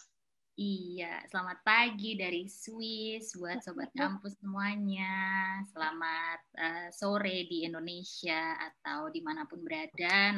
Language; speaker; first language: Indonesian; native; Indonesian